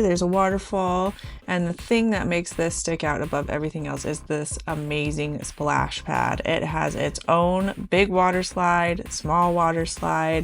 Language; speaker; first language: English; native; English